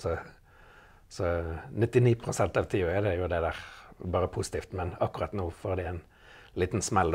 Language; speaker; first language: Norwegian; native; Norwegian